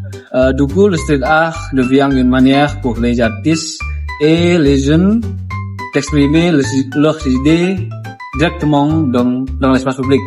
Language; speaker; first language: French; non-native, learner; Indonesian